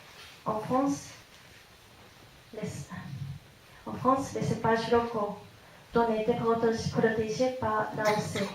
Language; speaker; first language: French; non-native, fluent; Japanese